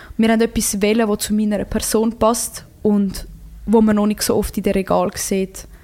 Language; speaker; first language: German; early bilingual, other home language; Croatian